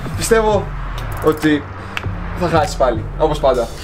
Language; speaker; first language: Greek; non-native, learner; Russian